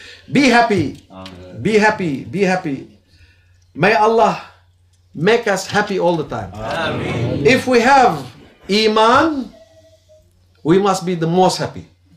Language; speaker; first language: English; non-native, fluent; Turkish